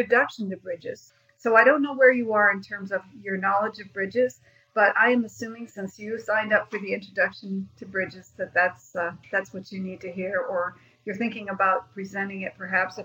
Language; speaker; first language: English; native; English